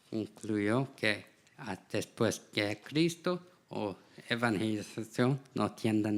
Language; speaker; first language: Spanish; non-native, learner; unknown